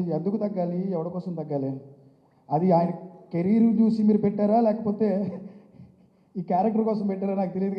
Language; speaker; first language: Telugu; native; Telugu